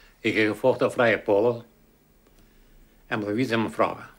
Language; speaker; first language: Dutch; non-native, learner; Polish